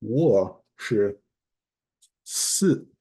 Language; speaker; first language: Chinese; non-native, learner; English